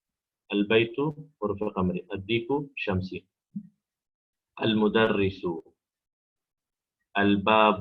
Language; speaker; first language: Arabic; non-native, fluent; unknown